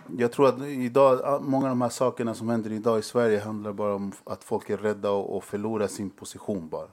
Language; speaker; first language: Swedish; early bilingual, other home language; Spanish